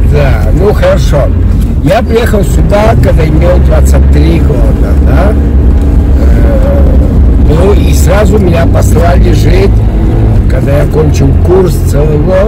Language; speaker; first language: Russian; early bilingual, heritage; Russian